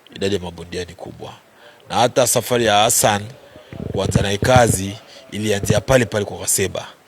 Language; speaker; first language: Swahili; native; Swahili